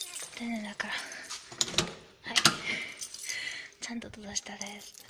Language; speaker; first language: Japanese; non-native, fluent; German